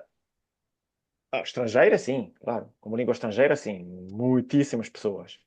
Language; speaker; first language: Portuguese; non-native, fluent; Italian